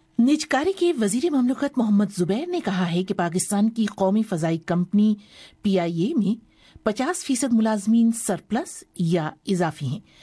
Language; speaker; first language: Urdu; native; Urdu